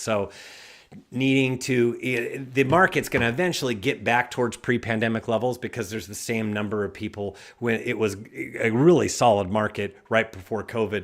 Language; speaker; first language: English; native; English